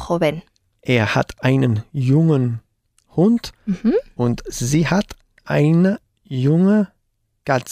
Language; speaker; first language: German; non-native, learner; Spanish